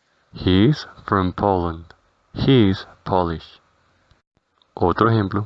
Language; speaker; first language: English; non-native, fluent; Spanish